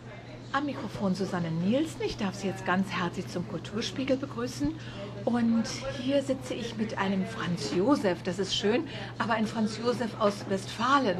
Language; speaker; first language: German; native; German